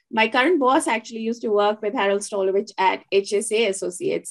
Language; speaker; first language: English; non-native, local second language; Hindi